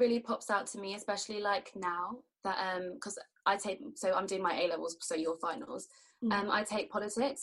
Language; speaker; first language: English; native; English